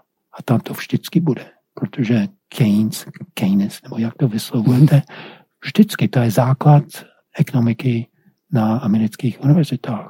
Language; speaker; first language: Czech; non-native, fluent; English